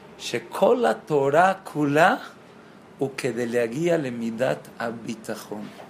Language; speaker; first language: Hebrew; non-native, fluent; Spanish